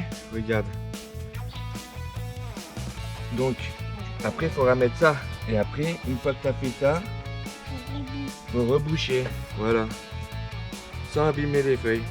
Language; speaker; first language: French; native; French